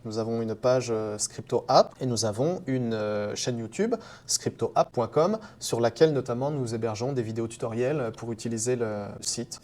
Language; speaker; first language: French; native; French